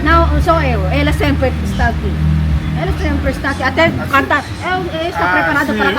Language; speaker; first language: Portuguese; non-native, learner; Filipino